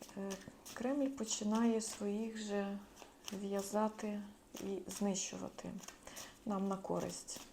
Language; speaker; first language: Ukrainian; non-native, local second language; Russian